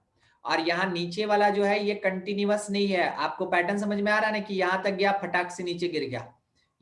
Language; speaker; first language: Hindi; native; Hindi